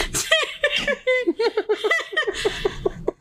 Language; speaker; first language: English; native; English